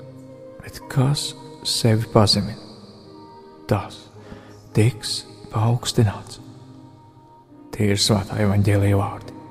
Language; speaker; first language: Latvian; native; Latvian